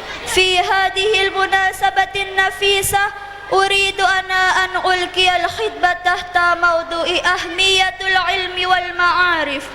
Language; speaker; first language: Arabic; non-native, learner; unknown